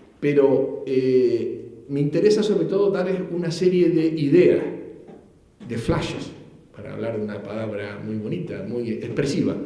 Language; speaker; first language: Spanish; native; Spanish